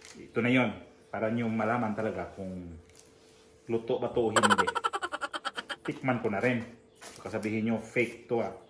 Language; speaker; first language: Filipino; native; Filipino